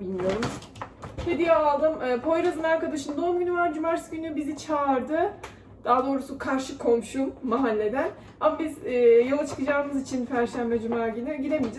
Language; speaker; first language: Turkish; early bilingual, other home language; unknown